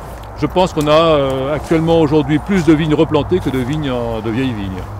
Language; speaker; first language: French; native; French